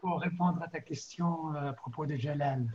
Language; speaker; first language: French; native; French